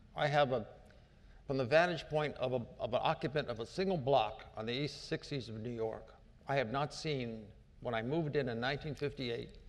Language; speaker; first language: English; native; English